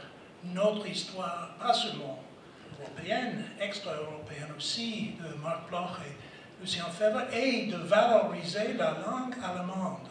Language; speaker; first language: French; non-native, fluent; English